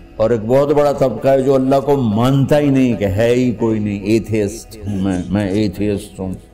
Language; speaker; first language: Urdu; non-native, local second language; Punjabi